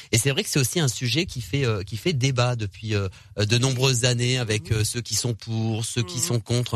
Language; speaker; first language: French; native; French